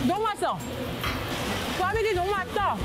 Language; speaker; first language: Korean; non-native, learner; English